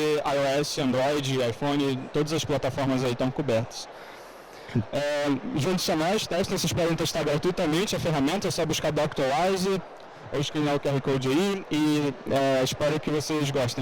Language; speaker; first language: Portuguese; native; Portuguese